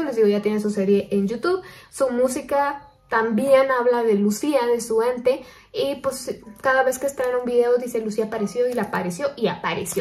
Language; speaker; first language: Spanish; native; Spanish